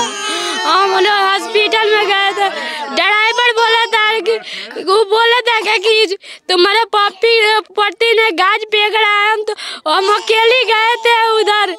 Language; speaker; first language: Hindi; non-native, local second language; Bhojpuri